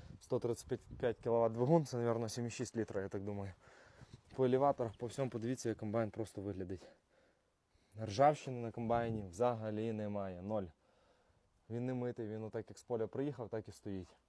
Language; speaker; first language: Ukrainian; native; Ukrainian